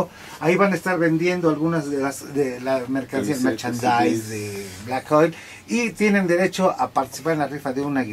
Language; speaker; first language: Spanish; native; Spanish